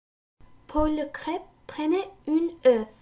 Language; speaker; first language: French; non-native, learner; English